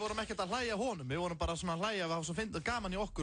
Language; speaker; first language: Icelandic; native; Icelandic